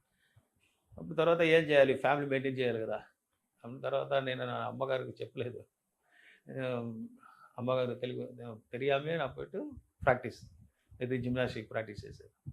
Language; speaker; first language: Telugu; non-native, learner; Tamil